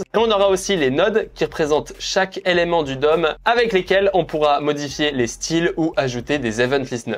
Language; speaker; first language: French; native; French